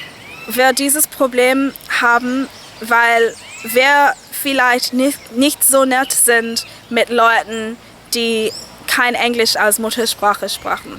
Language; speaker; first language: German; non-native, fluent; English